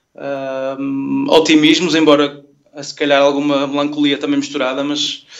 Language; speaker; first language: Portuguese; native; Portuguese